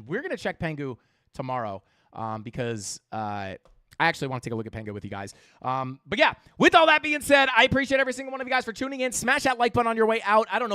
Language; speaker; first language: English; native; English